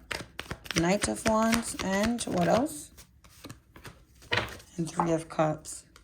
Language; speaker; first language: English; native; English